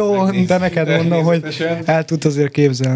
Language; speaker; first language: Hungarian; native; Hungarian